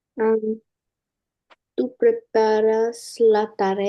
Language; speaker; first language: Spanish; non-native, learner; English